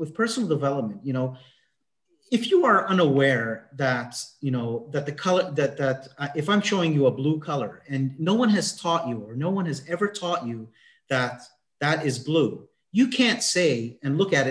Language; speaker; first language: English; native; English